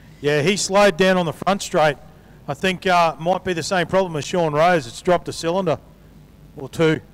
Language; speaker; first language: English; native; English